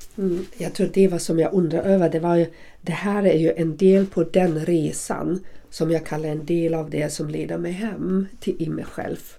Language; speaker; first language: Swedish; native; Swedish